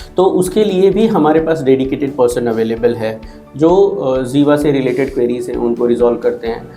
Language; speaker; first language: Hindi; native; Hindi